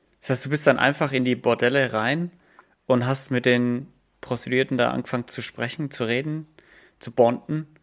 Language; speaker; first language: German; native; German